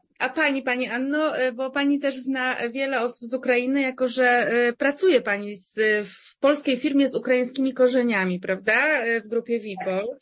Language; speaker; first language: Polish; native; Polish